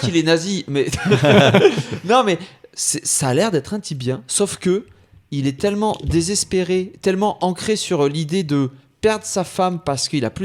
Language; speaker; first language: French; native; French